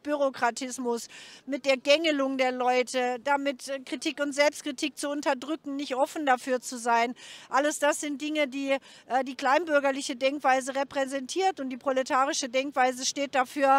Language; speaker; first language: German; native; German